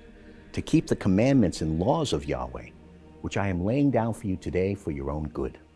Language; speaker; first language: English; native; English